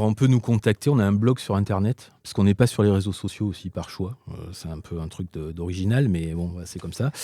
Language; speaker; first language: French; native; French